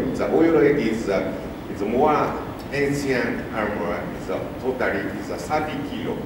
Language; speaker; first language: English; non-native, learner; Japanese